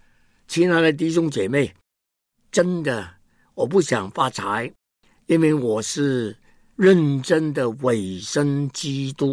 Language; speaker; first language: Chinese; non-native, local second language; Cantonese